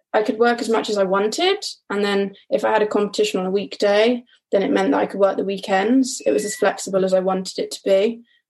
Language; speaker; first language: English; native; English